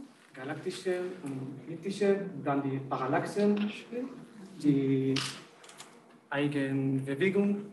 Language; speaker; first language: German; non-native, learner; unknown